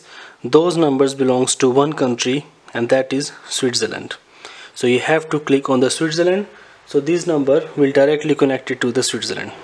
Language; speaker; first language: English; non-native, fluent; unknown